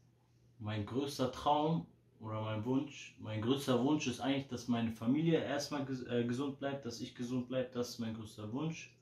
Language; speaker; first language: German; early bilingual, heritage; Polish